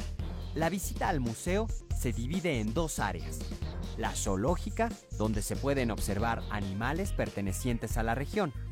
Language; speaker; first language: Spanish; native; Spanish